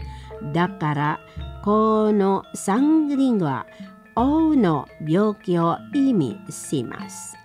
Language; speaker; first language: Japanese; non-native, learner; Indonesian